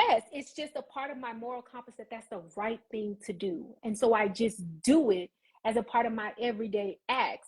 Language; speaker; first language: English; native; English